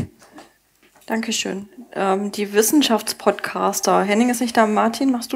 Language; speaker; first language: German; native; German